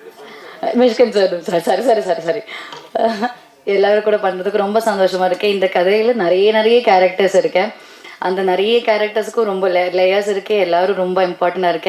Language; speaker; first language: Tamil; non-native, learner; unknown